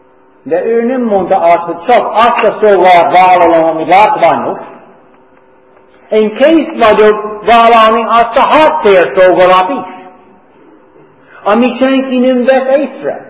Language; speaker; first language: Hungarian; non-native, learner; English